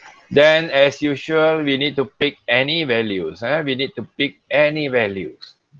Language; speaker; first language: English; non-native, local second language; Malay